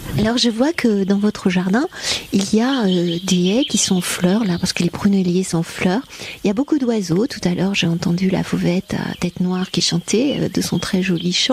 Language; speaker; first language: French; native; French